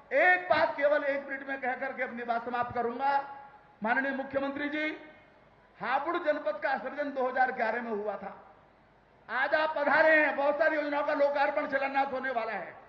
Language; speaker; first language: Hindi; native; Hindi